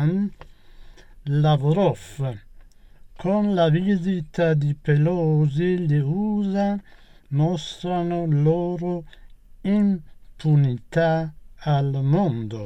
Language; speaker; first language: Italian; non-native, fluent; Persian